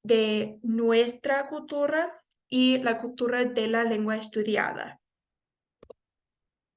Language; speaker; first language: Spanish; non-native, fluent; English